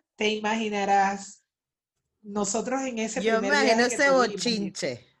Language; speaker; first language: Spanish; native; Spanish